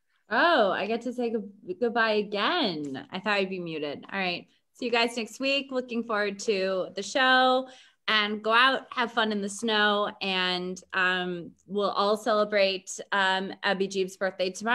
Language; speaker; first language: English; native; English